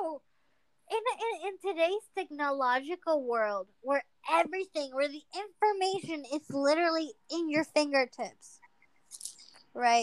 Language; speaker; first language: English; non-native, fluent; Spanish